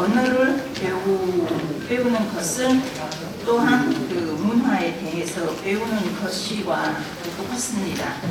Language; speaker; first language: Korean; non-native, fluent; Vietnamese